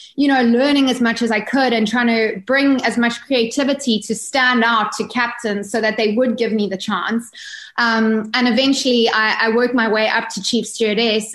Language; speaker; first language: English; native; English